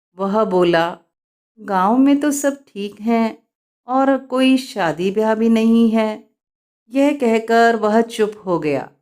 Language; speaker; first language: Hindi; native; Hindi